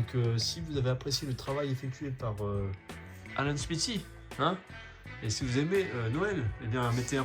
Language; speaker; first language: French; native; French